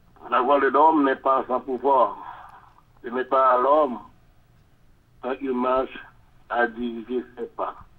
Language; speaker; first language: French; native; French